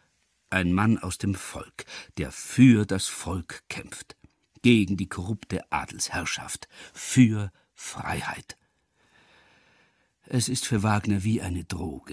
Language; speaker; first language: German; native; German